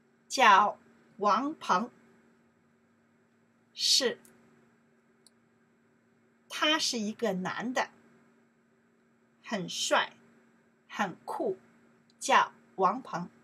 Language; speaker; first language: Chinese; non-native, learner; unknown